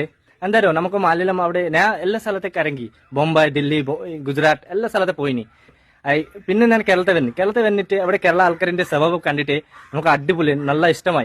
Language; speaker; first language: Malayalam; non-native, learner; Hindi